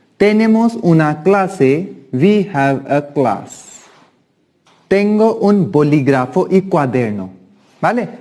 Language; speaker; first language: Spanish; non-native, fluent; Hindi